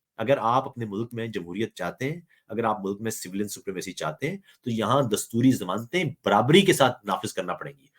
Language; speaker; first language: Urdu; non-native, local second language; Punjabi